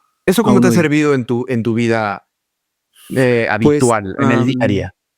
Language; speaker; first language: Spanish; native; Spanish